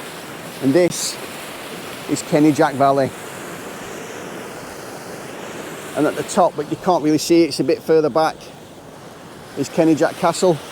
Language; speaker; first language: English; native; English